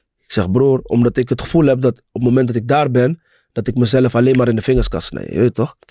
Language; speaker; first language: Dutch; native; Dutch